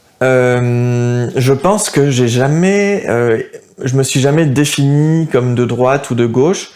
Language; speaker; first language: French; early bilingual, other home language; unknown